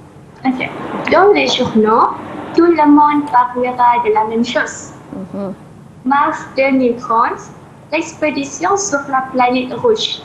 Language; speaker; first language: French; non-native, learner; Malay